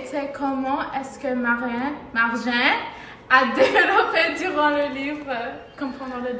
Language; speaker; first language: French; non-native, learner; English